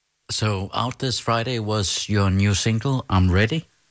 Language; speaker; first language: English; non-native, fluent; Danish